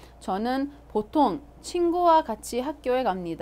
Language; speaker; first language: Korean; non-native, fluent; Arabic